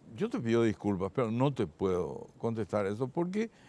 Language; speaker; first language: Spanish; native; Spanish